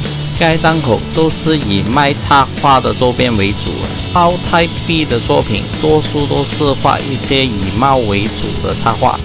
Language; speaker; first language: Chinese; native; Chinese